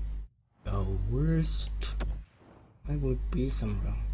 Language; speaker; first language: English; non-native, learner; Swedish